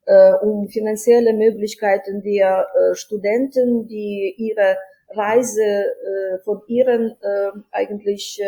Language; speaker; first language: German; non-native, fluent; Ukrainian